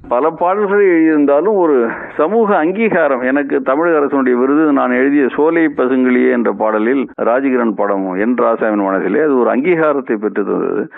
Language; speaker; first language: Tamil; native; Tamil